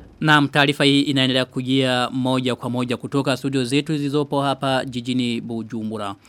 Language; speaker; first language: Swahili; non-native, local second language; Rundi